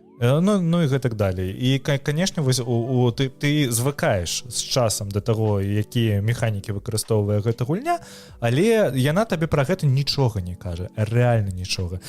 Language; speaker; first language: Belarusian; non-native, local second language; Russian